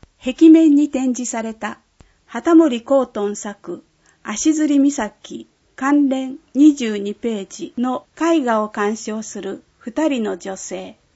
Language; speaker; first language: Japanese; native; Japanese